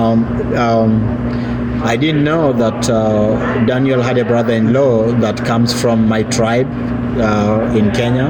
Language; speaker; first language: English; non-native, local second language; Luo (Kenya and Tanzania)